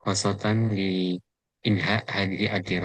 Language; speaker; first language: Arabic; non-native, fluent; Indonesian